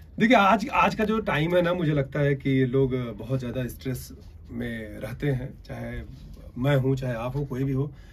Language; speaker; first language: Hindi; native; Hindi